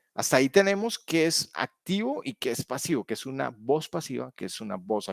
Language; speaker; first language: Spanish; native; Spanish